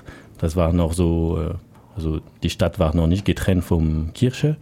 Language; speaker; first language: German; non-native, learner; French